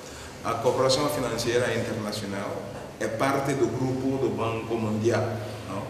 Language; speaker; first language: Portuguese; non-native, fluent; Spanish